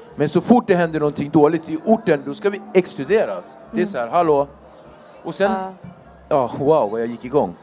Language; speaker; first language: Swedish; early bilingual, other home language; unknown